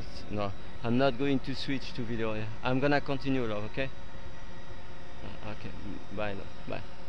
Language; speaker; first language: English; non-native, fluent; French